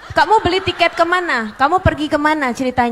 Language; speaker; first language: Indonesian; native; Indonesian